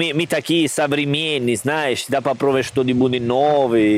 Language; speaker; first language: Russian; non-native, learner; Italian